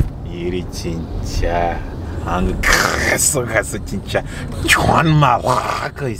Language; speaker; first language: Korean; non-native, learner; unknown